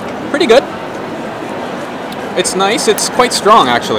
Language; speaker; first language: English; native; English